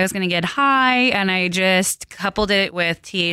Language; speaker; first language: English; early bilingual, other home language; Korean